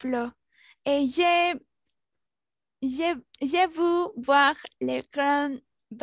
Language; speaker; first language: French; non-native, learner; Spanish